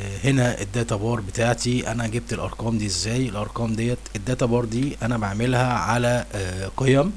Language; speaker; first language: Arabic; native; Arabic